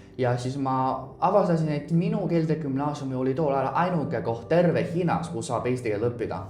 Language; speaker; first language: Estonian; non-native, fluent; Chinese